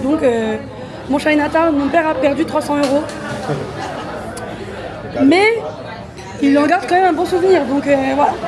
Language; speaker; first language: French; native; French